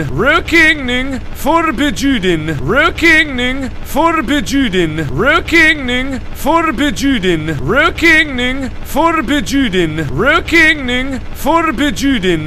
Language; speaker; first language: Swedish; non-native, learner; English